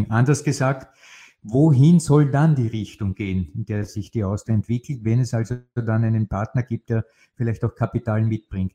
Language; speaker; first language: German; native; German